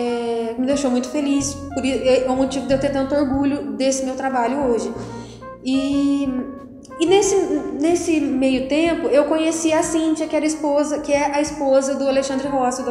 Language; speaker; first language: Portuguese; native; Portuguese